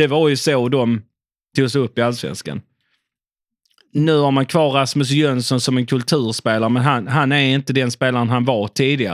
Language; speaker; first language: Swedish; native; Swedish